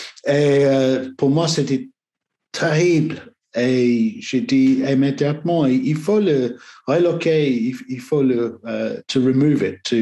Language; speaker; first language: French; non-native, learner; English